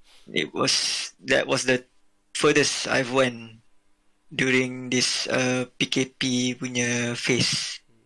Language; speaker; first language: English; non-native, local second language; Malay